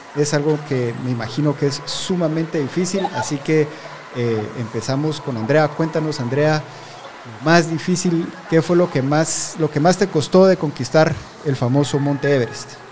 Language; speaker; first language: Spanish; native; Spanish